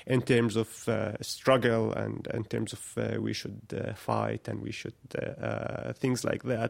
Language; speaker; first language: English; non-native, fluent; Arabic